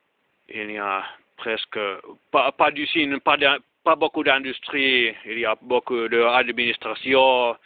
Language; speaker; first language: French; non-native, learner; Finnish